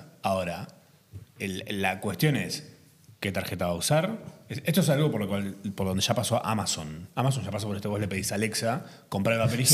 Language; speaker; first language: Spanish; native; Spanish